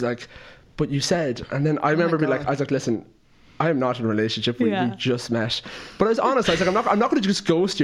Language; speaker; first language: English; native; English